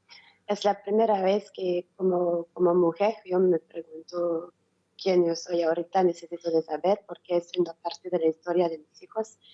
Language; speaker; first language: Spanish; non-native, learner; French